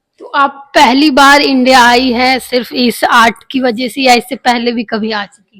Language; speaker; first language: Hindi; native; Hindi